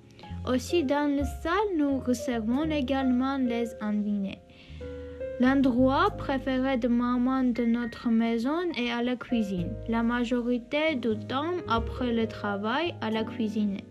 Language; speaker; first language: French; non-native, learner; Armenian